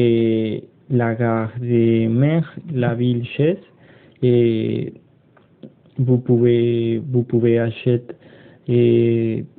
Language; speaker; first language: French; non-native, learner; Spanish